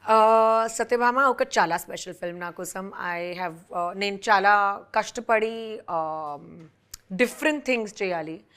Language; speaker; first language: Telugu; non-native, local second language; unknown